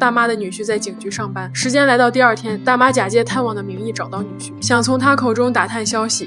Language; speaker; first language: Chinese; native; Chinese